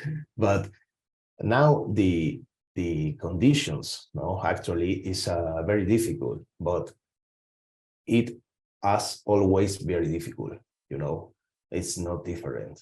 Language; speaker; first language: English; non-native, learner; Spanish